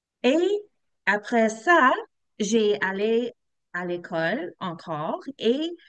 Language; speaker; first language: French; non-native, learner; English